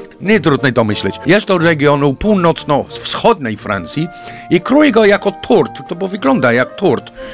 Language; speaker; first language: Polish; non-native, fluent; English